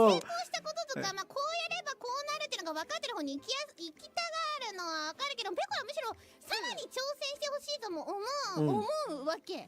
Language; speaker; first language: Japanese; native; Japanese